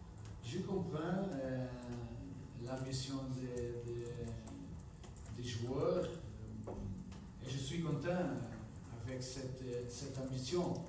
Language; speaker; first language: French; non-native, fluent; Portuguese